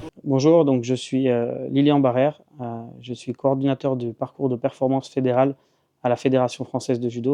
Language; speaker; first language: French; native; French